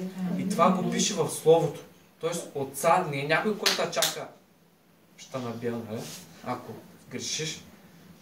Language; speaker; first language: Bulgarian; native; Bulgarian